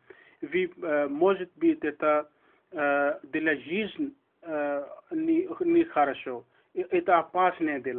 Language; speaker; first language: Russian; non-native, learner; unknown